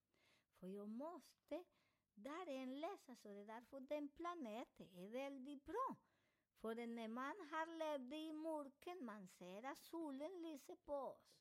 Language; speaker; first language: Swedish; non-native, fluent; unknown